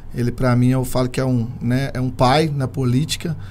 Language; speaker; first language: Portuguese; native; Portuguese